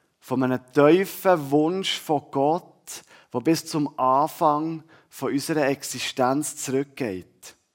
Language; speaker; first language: German; native; German